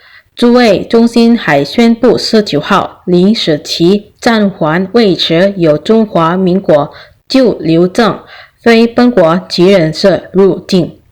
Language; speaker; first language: Chinese; non-native, learner; Indonesian